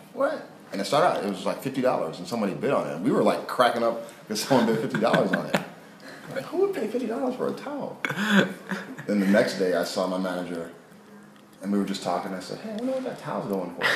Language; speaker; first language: English; native; English